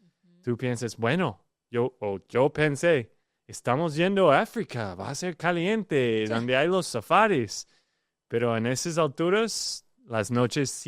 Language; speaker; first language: Spanish; non-native, learner; English